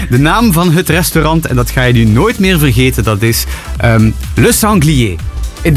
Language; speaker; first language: Dutch; native; Dutch